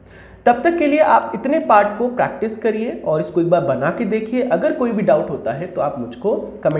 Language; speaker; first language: Hindi; native; Hindi